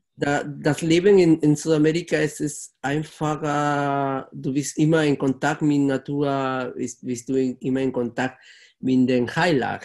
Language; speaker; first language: German; non-native, fluent; Spanish